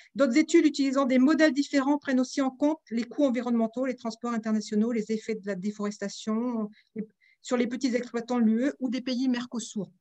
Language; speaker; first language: French; native; French